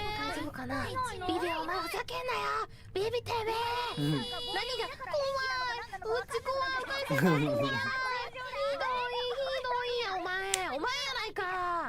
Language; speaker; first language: Japanese; native; Japanese